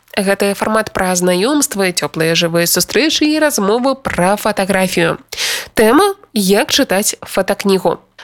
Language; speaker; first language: Belarusian; native; Belarusian